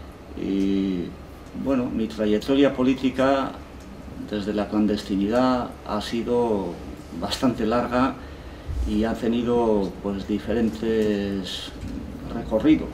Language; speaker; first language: Spanish; non-native, local second language; Basque